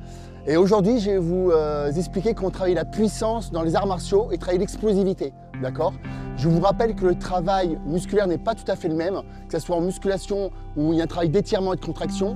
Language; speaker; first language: French; native; French